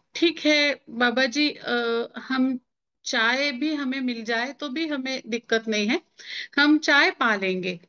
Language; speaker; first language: Hindi; non-native, local second language; Marathi